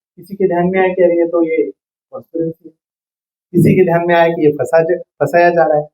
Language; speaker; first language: Hindi; non-native, local second language; Marathi